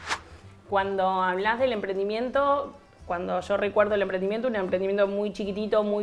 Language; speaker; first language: Spanish; native; Spanish